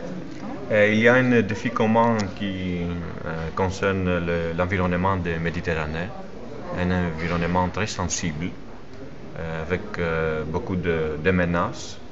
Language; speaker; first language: French; non-native, fluent; Greek